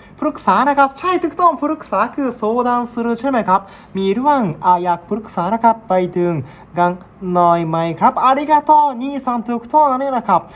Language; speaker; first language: Thai; non-native, learner; Japanese